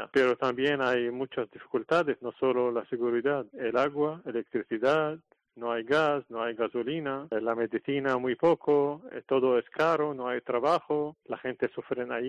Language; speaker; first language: Spanish; non-native, learner; Arabic